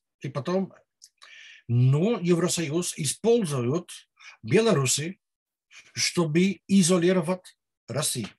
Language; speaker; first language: Russian; non-native, learner; Dutch